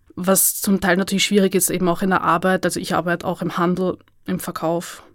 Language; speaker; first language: German; native; German